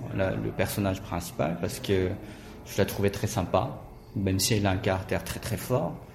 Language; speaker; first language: French; non-native, fluent; Korean